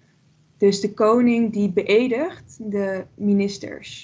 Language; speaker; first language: Dutch; native; Dutch